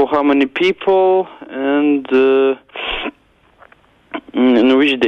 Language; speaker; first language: English; non-native, learner; Russian